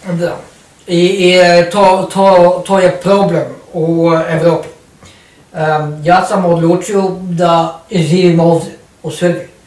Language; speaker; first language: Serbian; non-native, learner; Norwegian